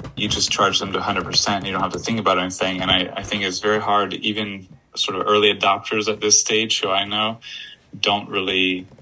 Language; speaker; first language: English; native; English